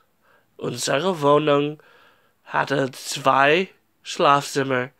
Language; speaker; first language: German; non-native, learner; English